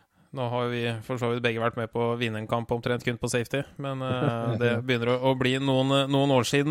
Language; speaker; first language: Norwegian; native; Norwegian